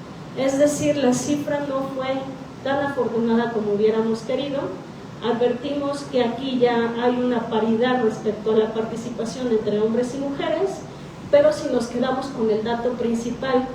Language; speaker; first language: Spanish; native; Spanish